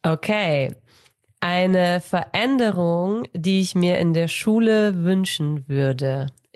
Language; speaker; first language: German; native; German